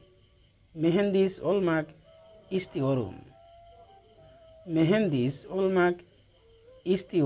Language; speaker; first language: Turkish; non-native, learner; Bangla